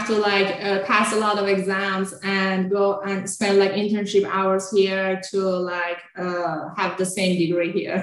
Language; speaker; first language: English; non-native, fluent; Azerbaijani